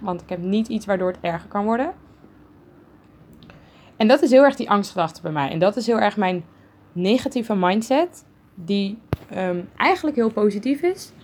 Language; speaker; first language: Dutch; native; Dutch